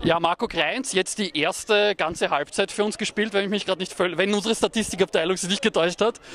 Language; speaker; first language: German; native; German